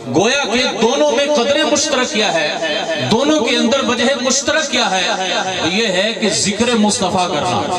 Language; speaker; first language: Urdu; non-native, local second language; Punjabi